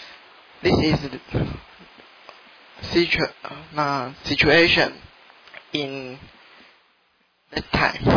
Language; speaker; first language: English; non-native, learner; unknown